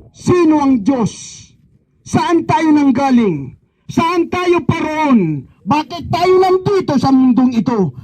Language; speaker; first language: Filipino; non-native, local second language; Cebuano